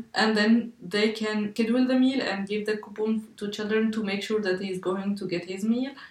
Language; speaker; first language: English; non-native, fluent; Arabic